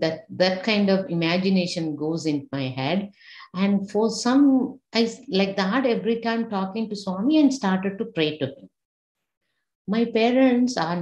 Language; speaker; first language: English; non-native, local second language; Tamil